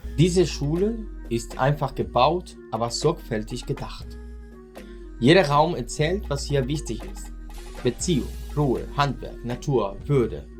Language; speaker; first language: German; native; German